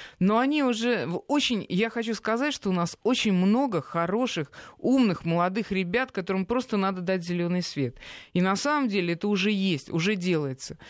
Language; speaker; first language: Russian; native; Russian